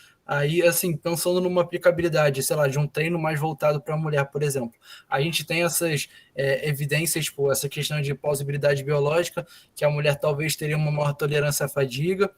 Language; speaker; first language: Portuguese; native; Portuguese